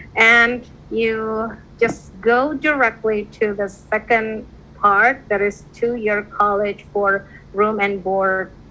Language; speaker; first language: English; non-native, fluent; Indonesian